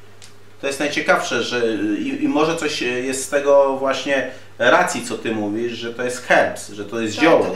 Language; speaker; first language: Polish; native; Polish